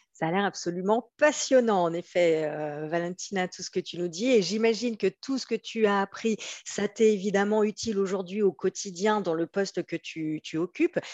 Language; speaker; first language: French; native; French